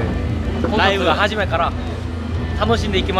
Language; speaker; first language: Japanese; non-native, learner; Korean